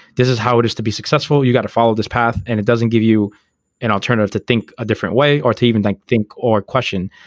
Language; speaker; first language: English; native; English